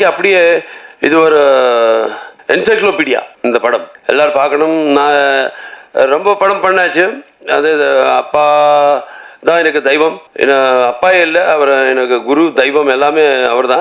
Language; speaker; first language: Tamil; non-native, local second language; Telugu